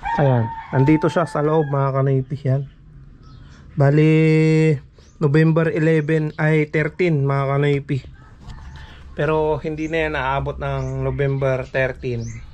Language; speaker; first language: Filipino; non-native, local second language; Pangasinan